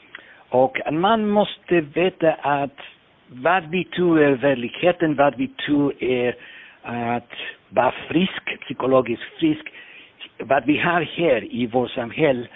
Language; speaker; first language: Swedish; non-native, fluent; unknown